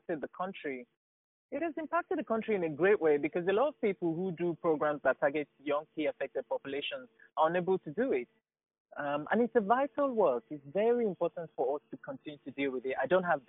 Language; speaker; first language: English; non-native, local second language; Igbo